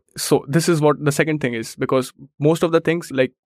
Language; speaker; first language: English; non-native, local second language; Hindi